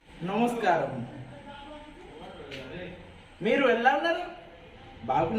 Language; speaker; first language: Telugu; non-native, local second language; Odia